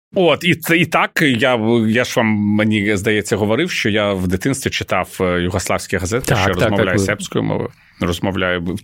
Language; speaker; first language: Ukrainian; non-native, local second language; Russian